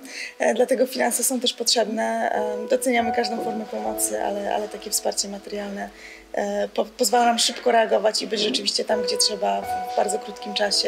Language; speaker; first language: Polish; native; Polish